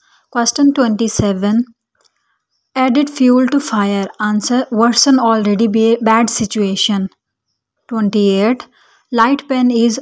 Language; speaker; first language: English; non-native, local second language; Urdu